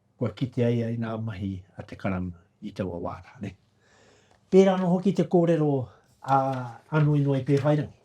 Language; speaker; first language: Māori; native; Māori